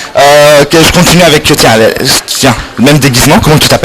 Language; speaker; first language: French; non-native, fluent; Arabic